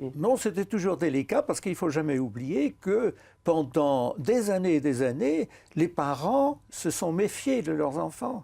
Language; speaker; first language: French; non-native, fluent; German